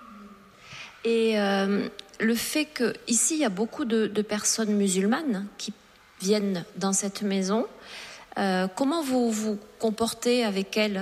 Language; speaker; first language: French; native; French